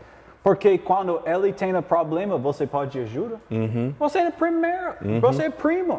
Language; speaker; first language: Portuguese; non-native, learner; English